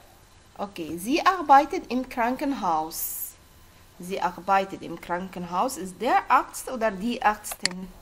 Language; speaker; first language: German; non-native, learner; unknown